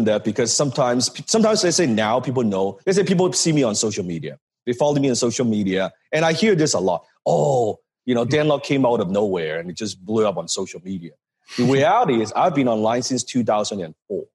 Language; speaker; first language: English; non-native, local second language; Cantonese